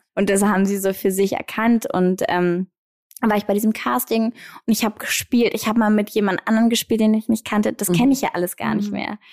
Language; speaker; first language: German; early bilingual, other home language; Greek